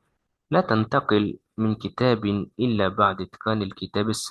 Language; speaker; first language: Arabic; non-native, fluent; French